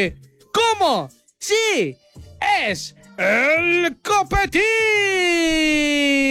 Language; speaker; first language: Spanish; native; Spanish